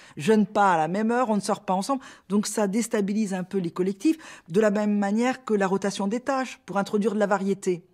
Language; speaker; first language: French; native; French